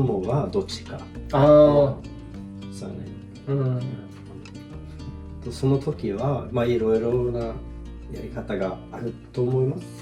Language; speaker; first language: Japanese; non-native, fluent; Swedish